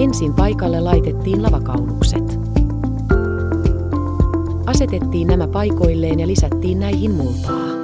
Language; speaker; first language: Finnish; native; Finnish